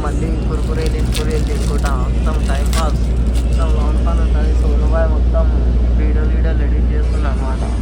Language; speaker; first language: Telugu; non-native, local second language; Marathi